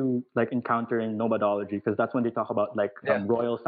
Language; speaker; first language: English; non-native, local second language; Filipino